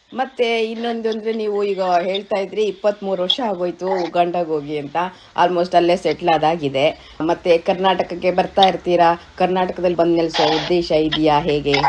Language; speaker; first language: Kannada; native; Kannada